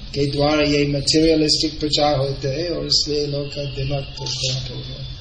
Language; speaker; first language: Hindi; non-native, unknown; English